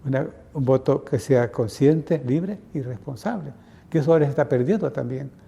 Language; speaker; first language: Spanish; native; Spanish